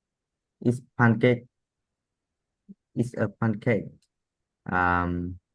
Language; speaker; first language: English; non-native, learner; Vietnamese